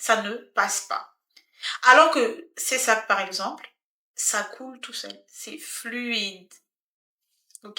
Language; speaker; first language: French; native; French